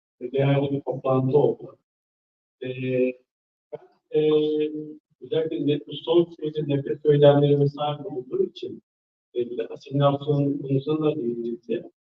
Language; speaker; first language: Turkish; non-native, fluent; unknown